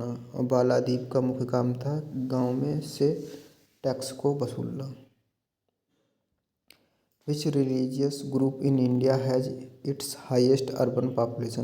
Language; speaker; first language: Hindi; native; Hindi